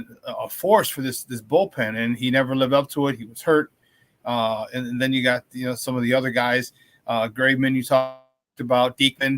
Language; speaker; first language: English; native; English